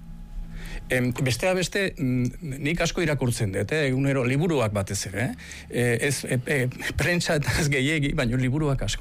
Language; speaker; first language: Basque; native; Basque